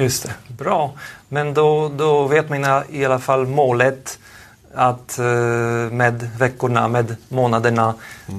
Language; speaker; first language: Swedish; non-native, fluent; Polish